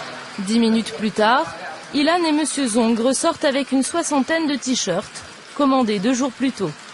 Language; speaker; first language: French; native; French